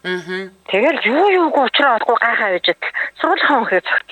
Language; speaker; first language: Mongolian; native; Mongolian